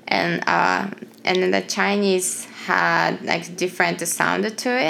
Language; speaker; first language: English; non-native, fluent; Japanese